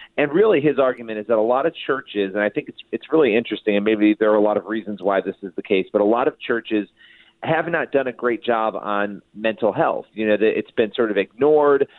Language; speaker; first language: English; native; English